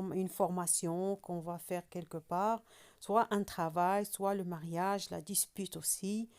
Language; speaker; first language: French; non-native, local second language; Arabic